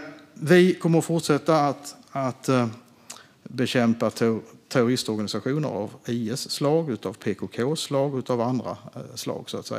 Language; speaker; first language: Swedish; native; Swedish